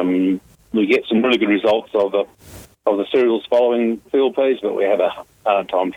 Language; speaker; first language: English; native; English